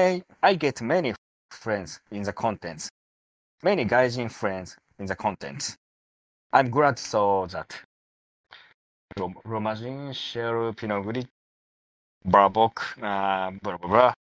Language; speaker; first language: English; non-native, learner; Japanese